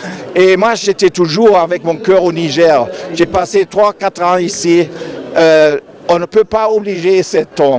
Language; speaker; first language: French; non-native, fluent; German